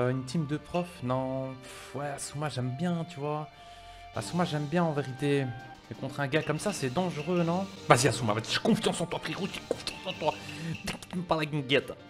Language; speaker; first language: French; native; French